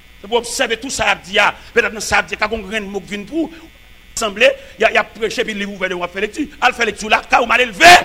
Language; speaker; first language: French; non-native, local second language; Haitian Creole